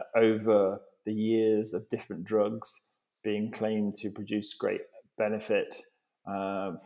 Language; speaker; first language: English; native; English